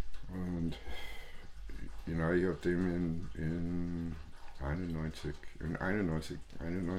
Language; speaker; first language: German; non-native, fluent; English